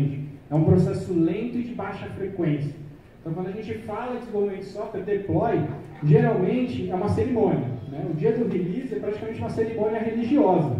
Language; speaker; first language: Portuguese; native; Portuguese